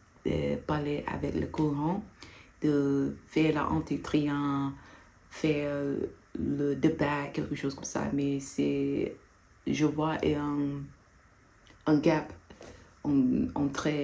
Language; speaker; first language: French; non-native, learner; English